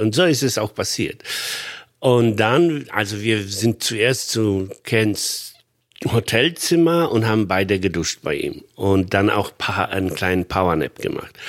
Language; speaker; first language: German; non-native, fluent; Polish